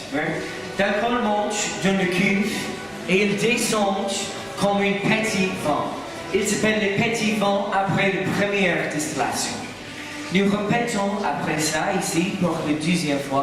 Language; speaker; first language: French; non-native, learner; English